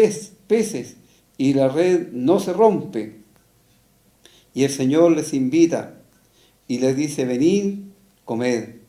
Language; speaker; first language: Spanish; native; Spanish